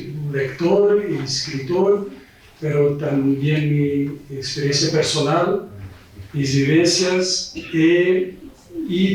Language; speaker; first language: Spanish; non-native, fluent; Portuguese